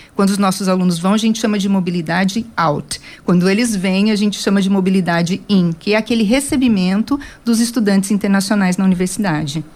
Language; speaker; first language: Portuguese; native; Portuguese